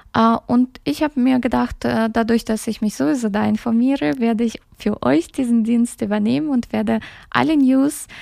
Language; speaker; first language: German; early bilingual, other home language; Russian